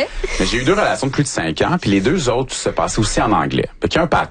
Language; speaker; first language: French; native; French